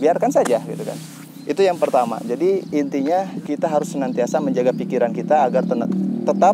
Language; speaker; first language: Indonesian; native; Indonesian